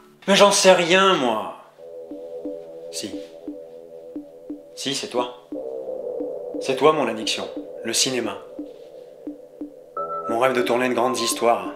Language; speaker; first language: French; native; French